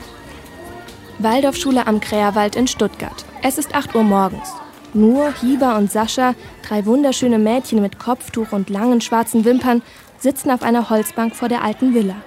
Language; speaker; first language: German; native; German